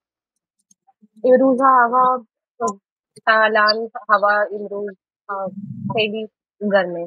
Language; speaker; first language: Persian; non-native, learner; Urdu